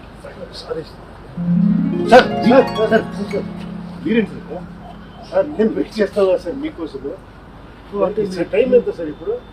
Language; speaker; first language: Telugu; non-native, learner; Kannada